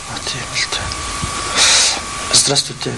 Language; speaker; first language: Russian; non-native, learner; Mongolian